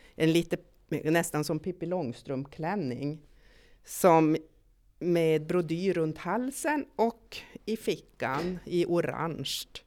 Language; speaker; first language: Swedish; native; Swedish